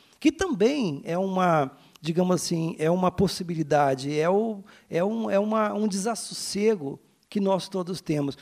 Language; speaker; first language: Portuguese; native; Portuguese